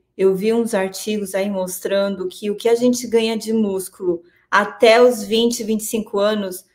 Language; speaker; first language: Portuguese; native; Portuguese